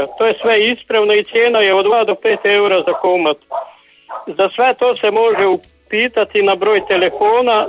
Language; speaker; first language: Croatian; native; Croatian